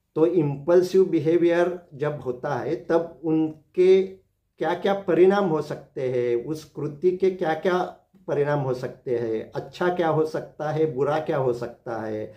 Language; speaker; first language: Hindi; non-native, local second language; Marathi